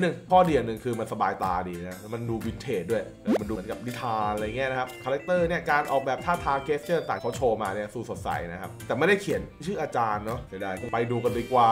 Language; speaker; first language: Thai; native; Thai